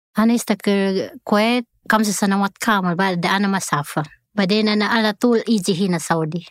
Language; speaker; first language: Arabic; non-native, learner; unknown